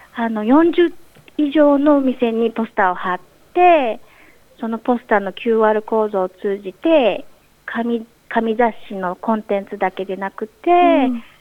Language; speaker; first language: Japanese; native; Japanese